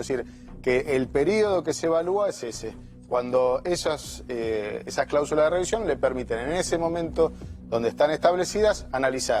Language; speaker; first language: Spanish; native; Spanish